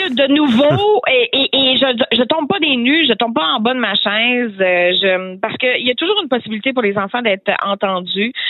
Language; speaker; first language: French; native; French